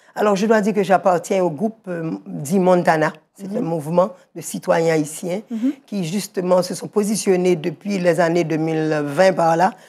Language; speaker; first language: French; native; French